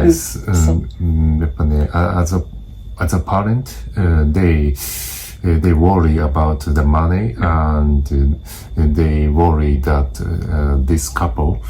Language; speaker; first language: English; non-native, learner; Japanese